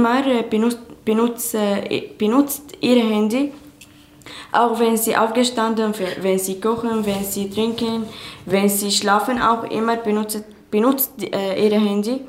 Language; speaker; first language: German; non-native, learner; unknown